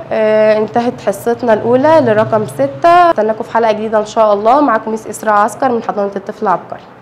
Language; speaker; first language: Arabic; native; Arabic